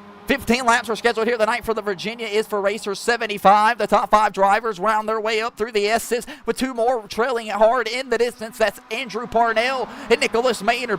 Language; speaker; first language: English; native; English